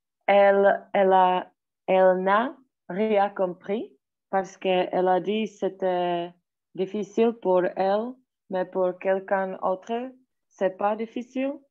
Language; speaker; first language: French; non-native, learner; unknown